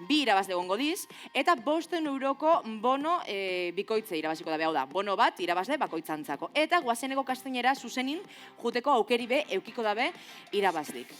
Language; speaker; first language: Basque; native; Basque